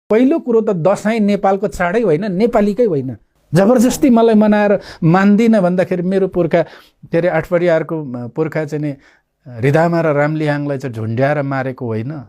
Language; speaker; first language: Nepali; non-native, local second language; Limbu